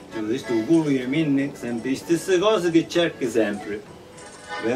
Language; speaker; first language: Italian; early bilingual, heritage; English